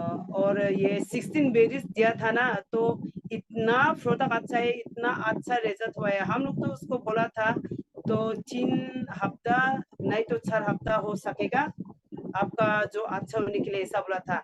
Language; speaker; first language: Hindi; non-native, local second language; Garo